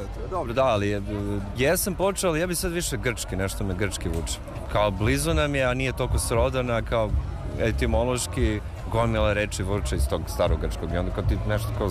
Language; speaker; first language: Serbian; native; Serbian